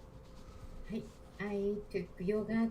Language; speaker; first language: English; non-native, learner; Japanese